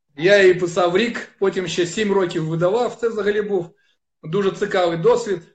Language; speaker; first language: Ukrainian; non-native, local second language; Russian